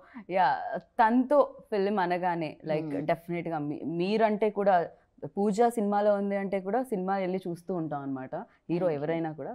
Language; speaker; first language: Telugu; native; Telugu